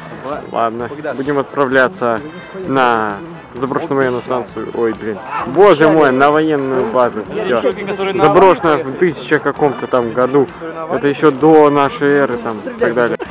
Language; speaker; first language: Russian; native; Russian